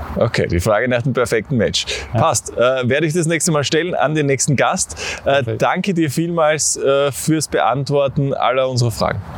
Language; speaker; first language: German; native; German